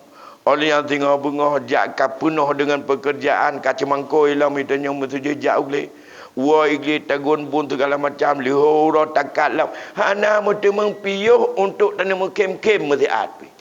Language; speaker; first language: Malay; non-native, local second language; Achinese